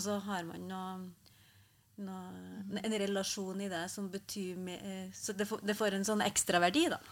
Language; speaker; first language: Norwegian; native; Norwegian